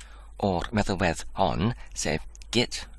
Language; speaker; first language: Welsh; non-native, learner; Polish